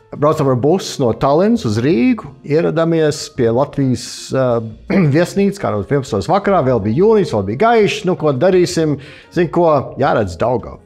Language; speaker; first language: Latvian; early bilingual, heritage; Latvian